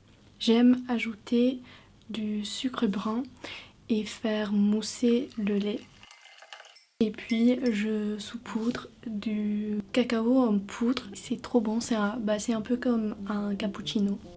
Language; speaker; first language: French; non-native, fluent; English